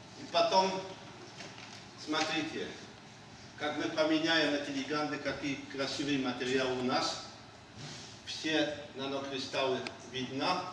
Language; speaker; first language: Russian; non-native, fluent; Polish